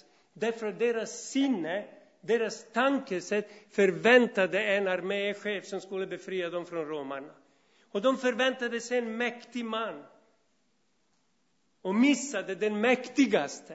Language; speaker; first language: Swedish; non-native, fluent; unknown